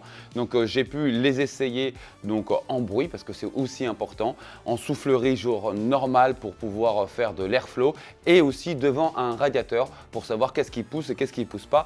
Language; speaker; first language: French; native; French